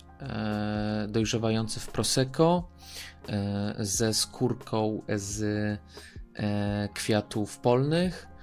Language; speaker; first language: Polish; native; Polish